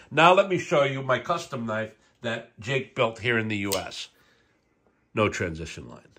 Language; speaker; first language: English; native; English